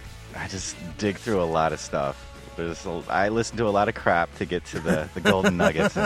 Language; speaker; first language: English; native; English